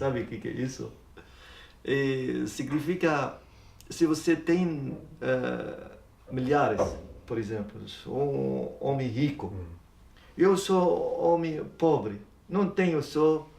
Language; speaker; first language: Portuguese; non-native, learner; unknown